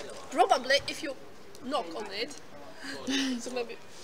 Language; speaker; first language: English; non-native, fluent; Polish